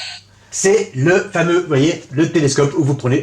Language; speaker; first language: French; native; French